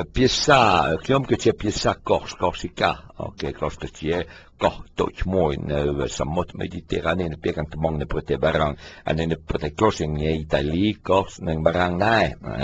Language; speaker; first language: Khmer; non-native, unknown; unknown